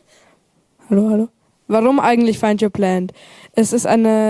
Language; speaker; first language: German; native; German